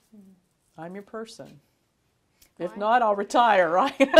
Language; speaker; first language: English; native; English